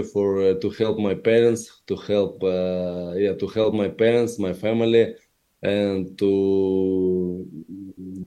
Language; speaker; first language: English; non-native, learner; Russian